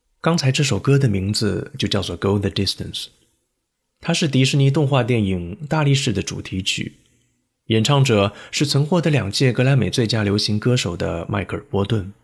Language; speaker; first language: Chinese; native; Chinese